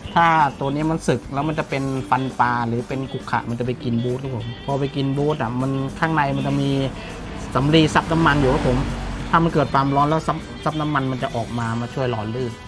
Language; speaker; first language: Thai; native; Thai